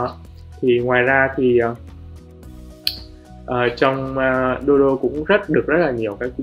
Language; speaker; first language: Vietnamese; native; Vietnamese